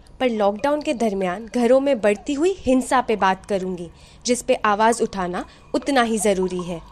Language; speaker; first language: Hindi; native; Hindi